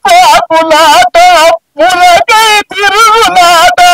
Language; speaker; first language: Telugu; native; Telugu